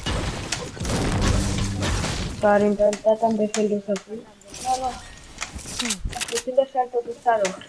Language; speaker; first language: Catalan; non-native, local second language; Spanish